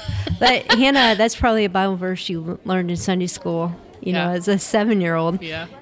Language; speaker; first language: English; native; English